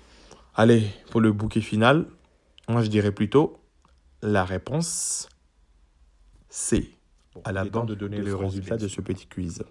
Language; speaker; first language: French; native; French